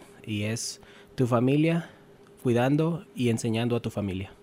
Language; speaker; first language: Spanish; native; Spanish